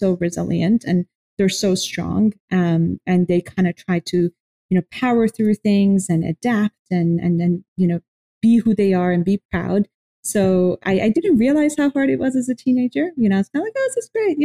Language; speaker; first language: English; non-native, fluent; Persian